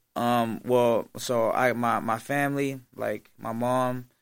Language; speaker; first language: English; native; English